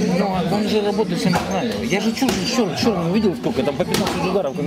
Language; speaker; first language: Russian; native; Russian